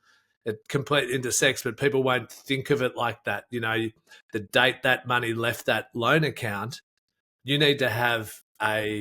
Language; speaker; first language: English; native; English